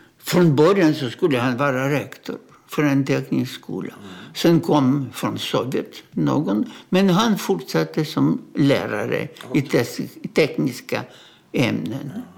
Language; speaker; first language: Swedish; non-native, fluent; Russian